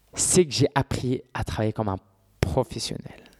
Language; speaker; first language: French; native; French